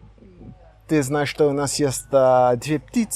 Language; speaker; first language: Russian; non-native, learner; English